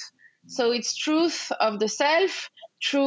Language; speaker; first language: English; non-native, fluent; French